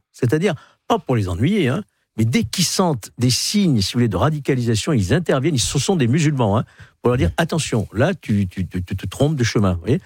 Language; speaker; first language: French; native; French